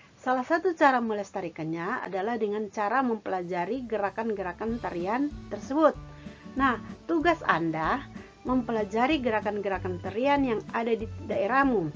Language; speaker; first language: Indonesian; native; Indonesian